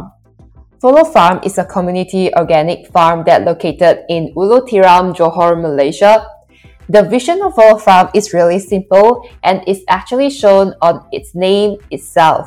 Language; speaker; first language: English; non-native, local second language; Chinese